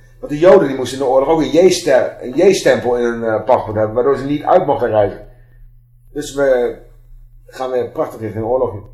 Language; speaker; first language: Dutch; native; Dutch